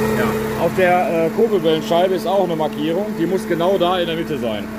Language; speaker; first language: German; native; German